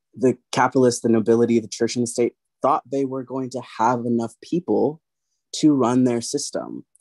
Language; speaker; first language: English; native; English